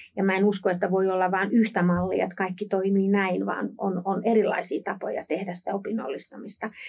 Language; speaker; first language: Finnish; native; Finnish